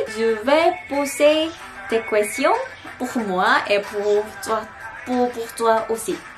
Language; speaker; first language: French; non-native, learner; Korean